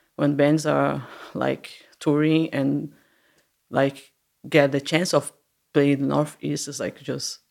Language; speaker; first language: English; non-native, learner; Portuguese